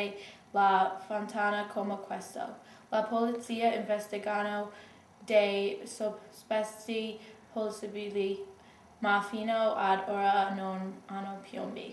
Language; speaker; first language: Italian; non-native, learner; English